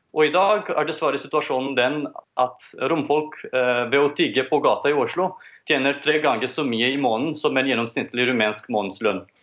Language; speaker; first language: Norwegian; non-native, fluent; Romanian